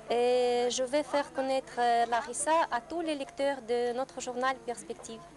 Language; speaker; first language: French; non-native, fluent; Russian